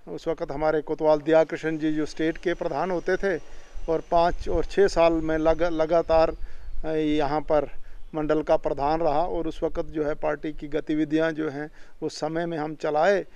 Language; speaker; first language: Hindi; native; Hindi